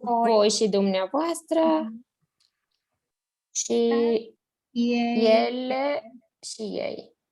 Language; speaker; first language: Romanian; non-native, learner; Spanish